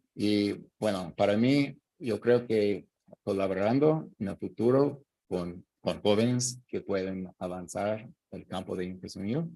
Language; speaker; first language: Spanish; non-native, fluent; English